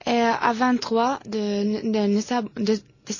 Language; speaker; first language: French; non-native, learner; Arabic